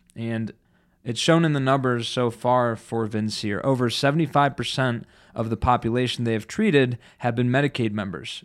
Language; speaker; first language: English; native; English